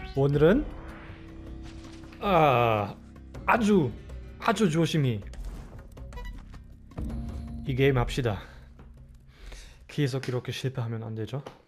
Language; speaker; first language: Korean; non-native, fluent; German